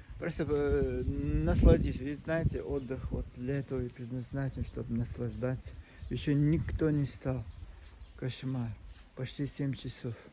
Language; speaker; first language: Russian; non-native, local second language; Chechen